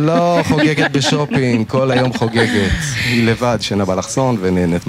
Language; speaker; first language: Hebrew; native; Hebrew